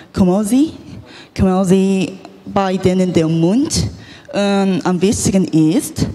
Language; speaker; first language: German; non-native, learner; Korean